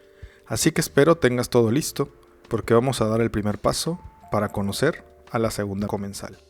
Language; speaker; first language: Spanish; native; Spanish